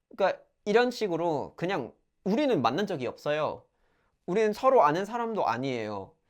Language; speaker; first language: Korean; non-native, fluent; English